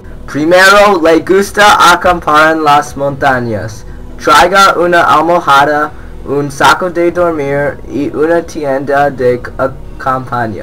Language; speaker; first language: Spanish; non-native, learner; English